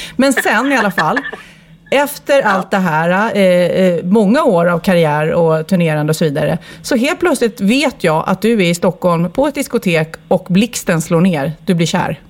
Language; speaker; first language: Swedish; native; Swedish